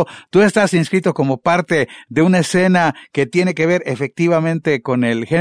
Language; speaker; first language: Spanish; native; Spanish